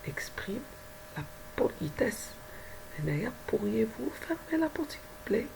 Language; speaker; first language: French; non-native, local second language; Arabic